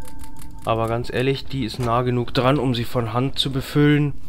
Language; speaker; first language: German; native; German